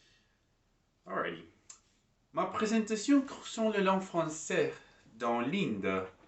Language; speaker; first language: French; non-native, learner; English